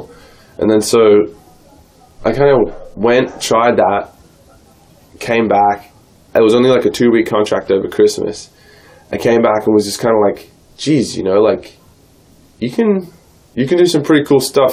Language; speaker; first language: English; native; English